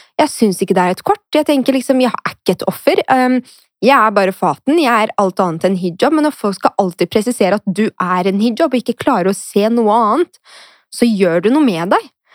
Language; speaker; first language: Norwegian; early bilingual, other home language; Arabic